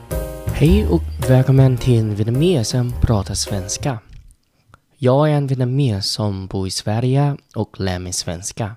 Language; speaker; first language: Swedish; non-native, learner; Vietnamese